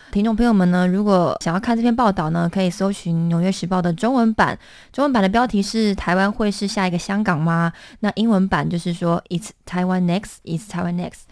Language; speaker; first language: Chinese; native; Chinese